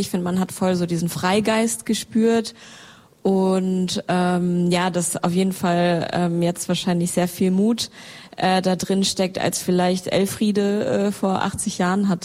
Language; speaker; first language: German; native; German